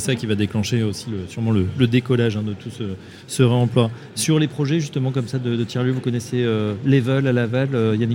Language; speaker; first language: French; native; French